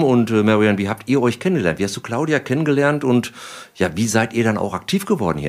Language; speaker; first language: German; native; German